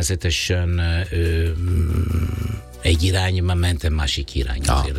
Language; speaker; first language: Hungarian; non-native, learner; Italian